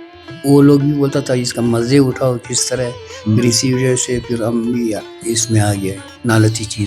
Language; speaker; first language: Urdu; non-native, local second language; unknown